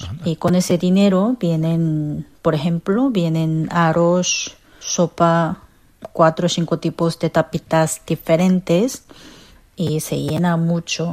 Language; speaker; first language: Spanish; non-native, learner; Korean